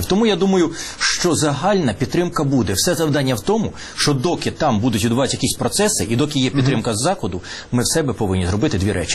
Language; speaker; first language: Ukrainian; native; Ukrainian